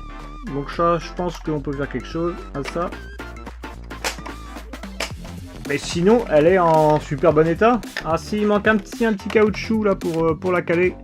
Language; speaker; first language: French; native; French